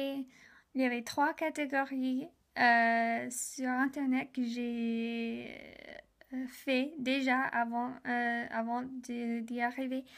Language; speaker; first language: French; non-native, learner; English